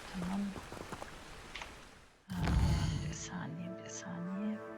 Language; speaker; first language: Turkish; non-native, learner; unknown